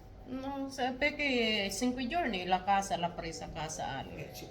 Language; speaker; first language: Italian; non-native, learner; Filipino